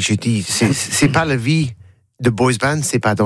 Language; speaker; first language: French; non-native, learner; English